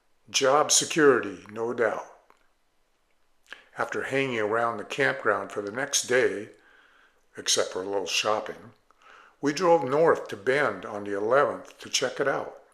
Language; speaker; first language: English; native; English